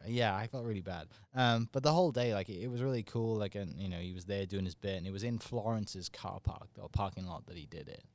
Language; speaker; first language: English; native; English